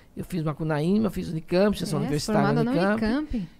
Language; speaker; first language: Portuguese; native; Portuguese